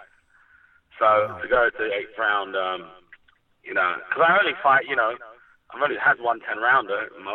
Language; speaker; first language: English; native; English